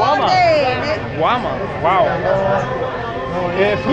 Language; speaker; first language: Spanish; non-native, learner; German